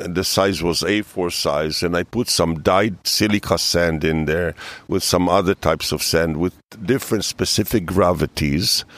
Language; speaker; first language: English; early bilingual, other home language; Hebrew